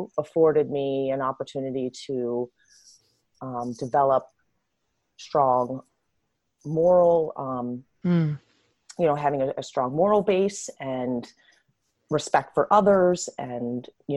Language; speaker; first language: English; native; English